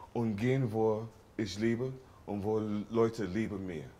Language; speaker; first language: German; non-native, learner; English